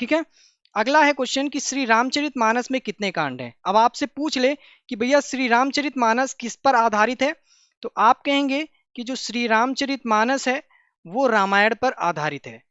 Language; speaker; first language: Hindi; native; Hindi